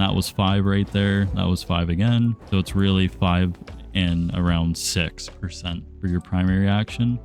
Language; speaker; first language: English; native; English